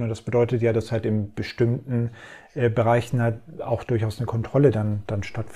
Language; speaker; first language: German; native; German